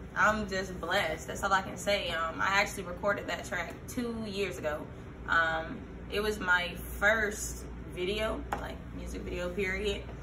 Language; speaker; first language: English; native; English